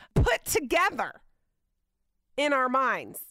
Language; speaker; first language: English; native; English